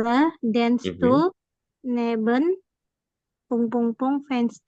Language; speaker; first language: German; non-native, learner; Indonesian